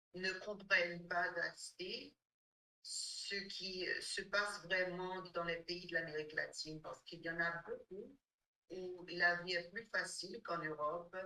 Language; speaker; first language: French; non-native, fluent; English